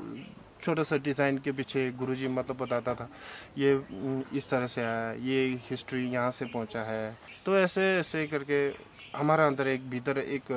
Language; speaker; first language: Hindi; non-native, local second language; Tibetan